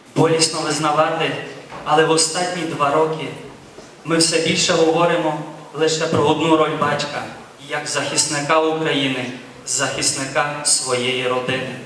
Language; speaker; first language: Ukrainian; native; Ukrainian